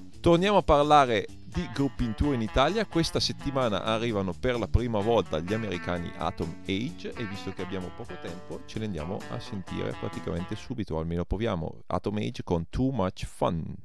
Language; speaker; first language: Italian; native; Italian